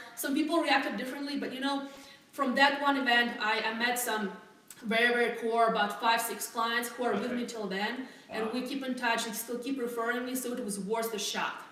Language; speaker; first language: English; non-native, fluent; Russian